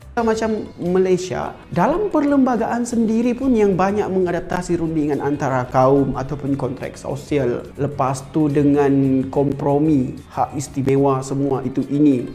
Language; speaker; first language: Malay; native; Malay